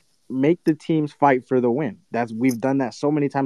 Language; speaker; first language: English; native; English